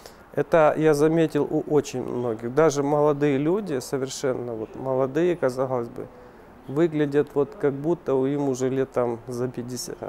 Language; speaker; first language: Russian; native; Russian